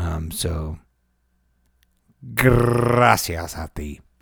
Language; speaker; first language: Spanish; early bilingual, other home language; English